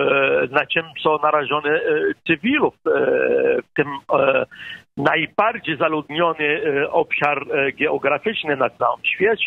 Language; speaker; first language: Polish; non-native, fluent; Arabic